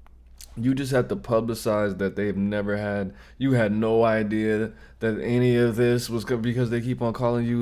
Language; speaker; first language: English; native; English